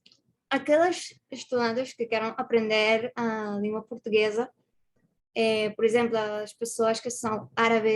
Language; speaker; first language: Portuguese; non-native, fluent; Spanish